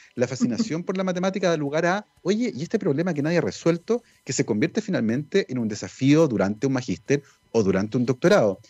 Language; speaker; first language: Spanish; native; Spanish